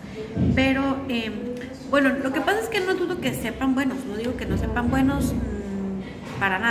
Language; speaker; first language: Spanish; native; Spanish